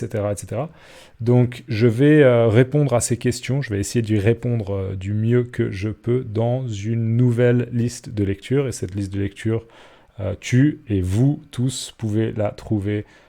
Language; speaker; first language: French; native; French